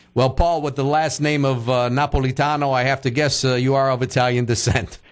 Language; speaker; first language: English; early bilingual, other home language; Italian